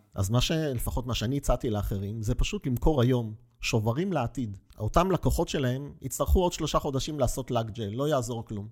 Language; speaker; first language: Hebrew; native; Hebrew